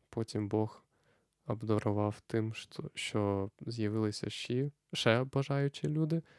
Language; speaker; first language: Ukrainian; non-native, fluent; Lithuanian